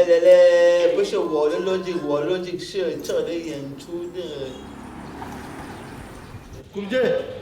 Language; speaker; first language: Chinese; non-native, learner; French